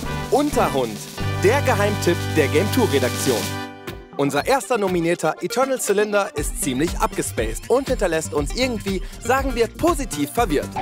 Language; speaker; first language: German; native; German